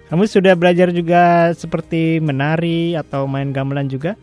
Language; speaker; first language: Indonesian; native; Indonesian